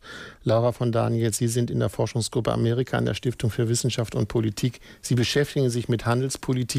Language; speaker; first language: German; native; German